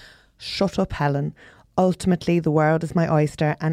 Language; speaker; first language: English; native; English